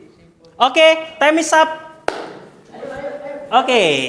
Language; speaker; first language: English; non-native, learner; Indonesian